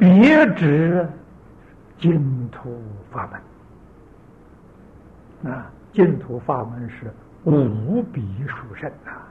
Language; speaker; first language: Chinese; native; Chinese